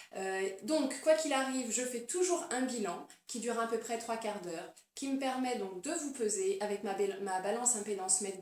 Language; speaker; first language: French; native; French